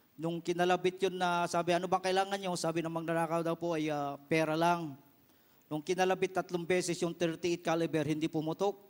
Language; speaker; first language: Filipino; non-native, local second language; Iloko